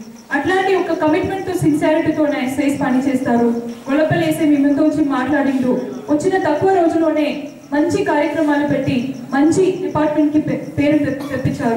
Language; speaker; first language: Telugu; native; Telugu